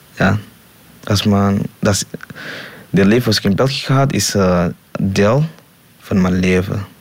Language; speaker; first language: Dutch; non-native, learner; Somali